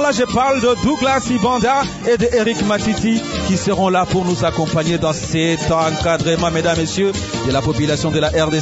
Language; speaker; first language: French; non-native, local second language; Lingala